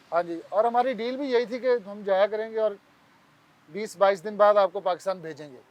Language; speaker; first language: Urdu; non-native, local second language; Punjabi